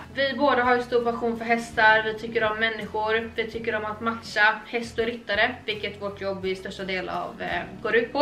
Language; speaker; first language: Swedish; native; Swedish